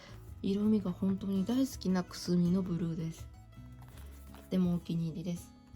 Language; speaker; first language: Japanese; native; Japanese